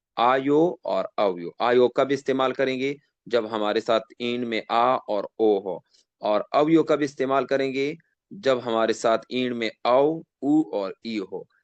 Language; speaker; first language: Urdu; non-native, local second language; Pashto